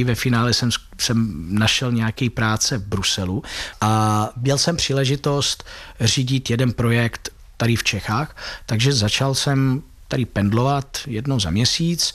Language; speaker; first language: Czech; early bilingual, heritage; Italian